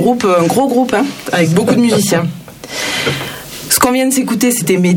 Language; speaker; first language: French; native; French